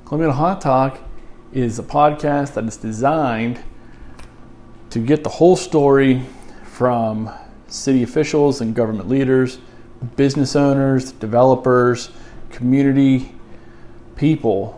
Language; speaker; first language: English; native; English